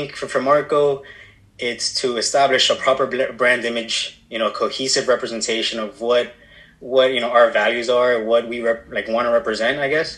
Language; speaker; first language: English; native; English